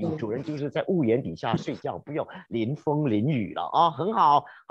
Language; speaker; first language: Chinese; native; Chinese